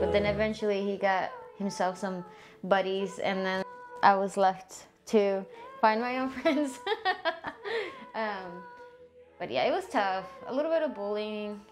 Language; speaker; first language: English; early bilingual, other home language; Spanish